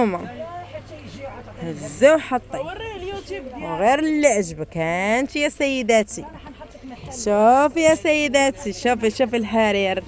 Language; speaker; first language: Arabic; native; Arabic